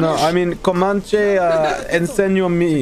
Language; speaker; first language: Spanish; non-native, learner; English